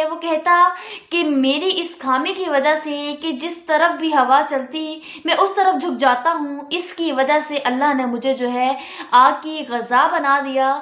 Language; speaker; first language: Urdu; native; Urdu